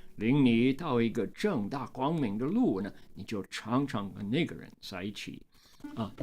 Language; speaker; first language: Chinese; non-native, fluent; English